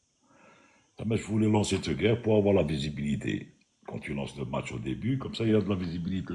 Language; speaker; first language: French; non-native, local second language; Arabic